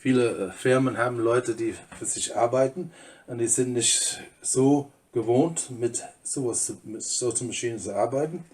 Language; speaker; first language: German; non-native, fluent; English